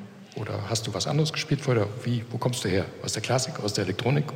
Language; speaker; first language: German; native; German